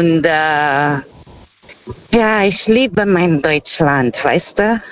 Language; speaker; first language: German; non-native, fluent; Portuguese